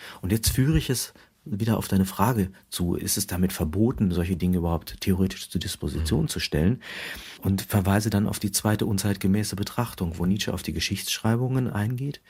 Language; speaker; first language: German; native; German